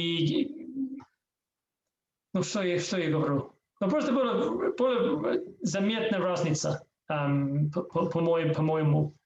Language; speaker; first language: Russian; non-native, learner; English